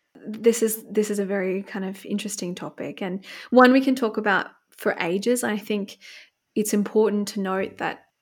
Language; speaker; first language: English; native; English